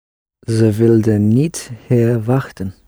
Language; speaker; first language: Dutch; non-native, learner; English